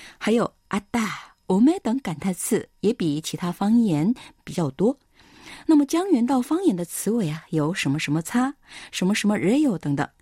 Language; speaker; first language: Chinese; non-native, fluent; Korean